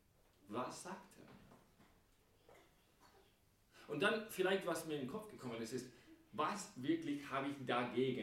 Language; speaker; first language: German; non-native, fluent; English